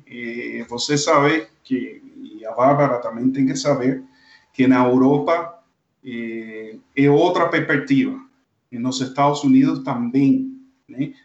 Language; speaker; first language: Portuguese; non-native, fluent; Spanish